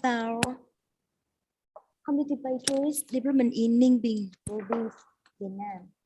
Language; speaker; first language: English; non-native, learner; Vietnamese